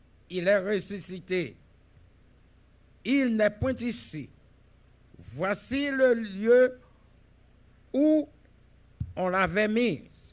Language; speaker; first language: French; native; French